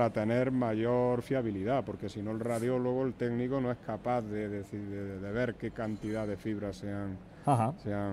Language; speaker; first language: Spanish; native; Spanish